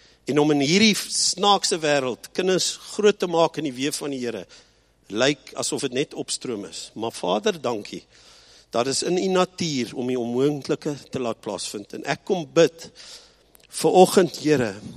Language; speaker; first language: Afrikaans; early bilingual, heritage; Afrikaans